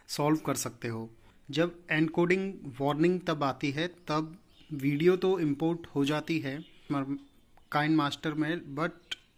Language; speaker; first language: Hindi; native; Hindi